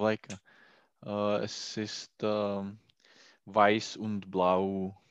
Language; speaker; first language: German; non-native, learner; Czech